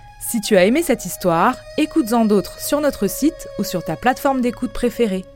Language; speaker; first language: French; native; French